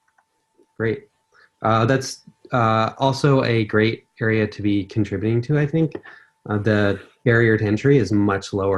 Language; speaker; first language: English; native; English